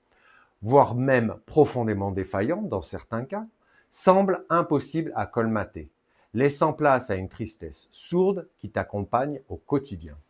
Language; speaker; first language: French; native; French